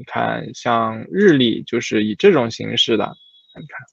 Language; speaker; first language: Chinese; native; Chinese